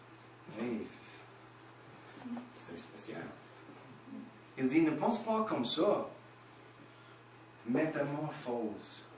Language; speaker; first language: French; non-native, fluent; English